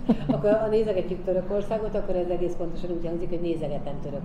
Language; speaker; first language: Hungarian; native; Hungarian